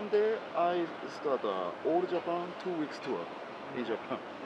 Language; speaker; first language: English; non-native, learner; Japanese